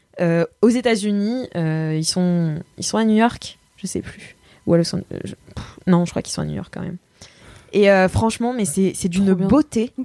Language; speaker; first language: French; native; French